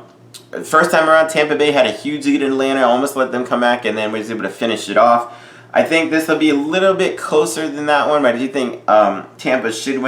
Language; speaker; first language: English; native; English